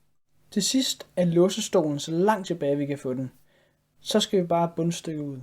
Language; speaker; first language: Danish; native; Danish